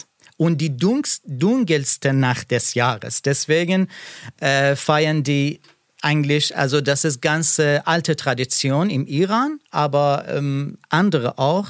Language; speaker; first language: German; non-native, learner; Persian